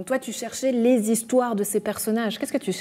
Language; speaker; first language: French; native; French